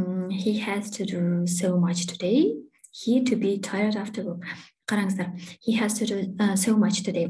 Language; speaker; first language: English; non-native, fluent; Kazakh